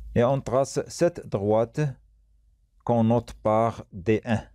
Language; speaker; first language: French; non-native, local second language; Arabic